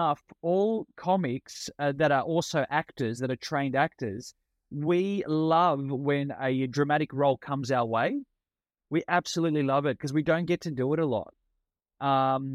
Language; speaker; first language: English; non-native, local second language; Italian